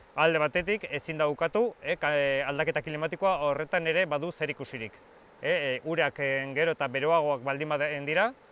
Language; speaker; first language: Basque; native; Basque